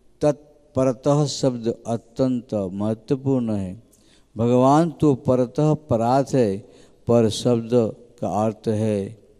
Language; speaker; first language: Hindi; native; Hindi